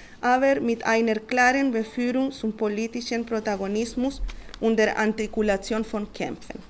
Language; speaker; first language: German; non-native, learner; Spanish